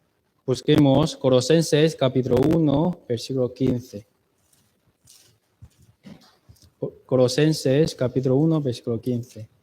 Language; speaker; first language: Spanish; non-native, learner; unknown